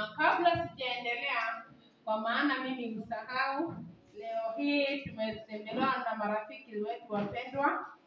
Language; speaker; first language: Swahili; non-native, local second language; Kikuyu